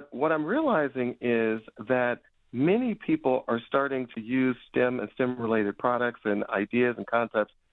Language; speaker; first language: English; native; English